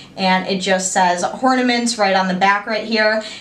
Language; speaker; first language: English; native; English